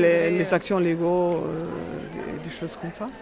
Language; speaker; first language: French; non-native, fluent; Dutch